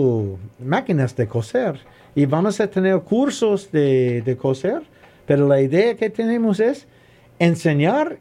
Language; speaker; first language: Spanish; non-native, learner; English